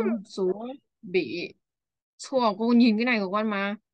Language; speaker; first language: Chinese; non-native, fluent; Vietnamese